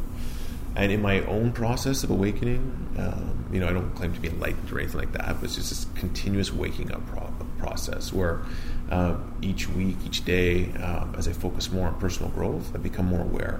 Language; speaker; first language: English; native; English